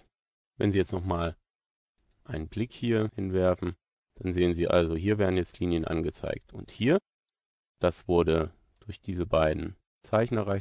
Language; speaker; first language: German; native; German